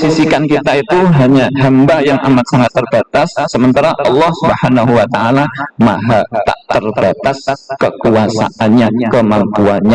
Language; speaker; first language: Indonesian; non-native, local second language; Javanese